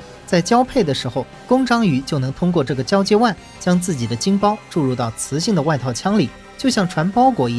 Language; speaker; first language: Chinese; native; Chinese